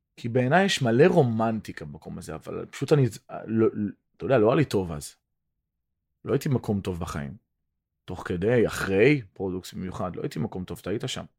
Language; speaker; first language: Hebrew; early bilingual, other home language; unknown